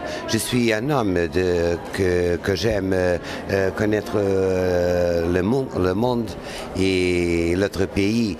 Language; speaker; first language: French; non-native, learner; Portuguese